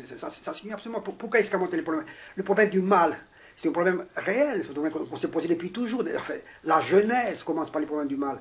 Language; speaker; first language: French; non-native, fluent; Romanian